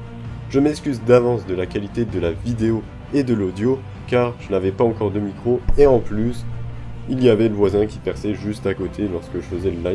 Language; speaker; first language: French; native; French